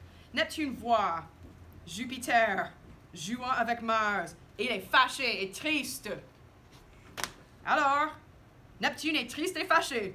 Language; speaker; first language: French; non-native, fluent; English